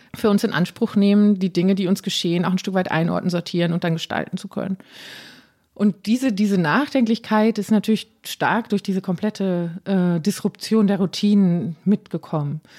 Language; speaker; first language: German; native; German